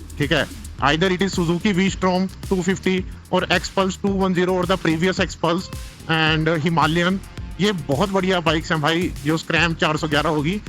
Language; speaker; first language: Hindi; native; Hindi